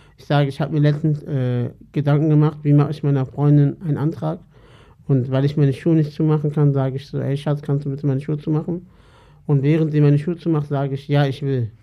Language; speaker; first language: German; early bilingual, other home language; Turkish